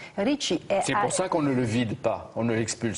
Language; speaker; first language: French; native; French